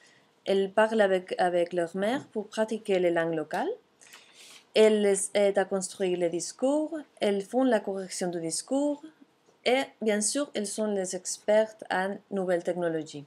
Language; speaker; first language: French; non-native, fluent; Catalan